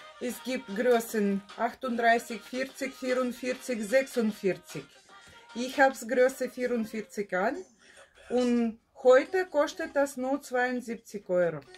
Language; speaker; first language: German; non-native, fluent; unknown